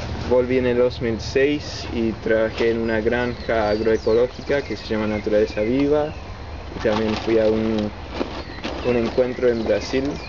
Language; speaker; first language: Spanish; non-native, fluent; English